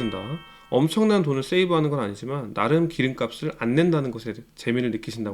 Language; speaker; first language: Korean; native; Korean